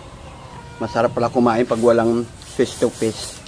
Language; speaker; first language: Filipino; native; Filipino